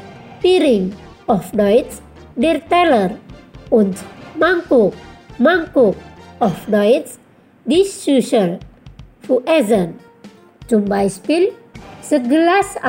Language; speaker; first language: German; non-native, fluent; Indonesian